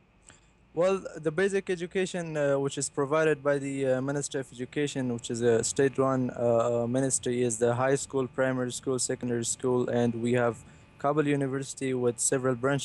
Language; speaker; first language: English; non-native, fluent; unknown